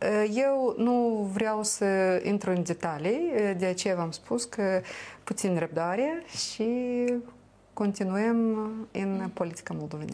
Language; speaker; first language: Romanian; non-native, local second language; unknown